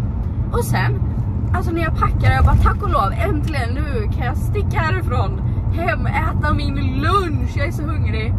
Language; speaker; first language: Swedish; native; Swedish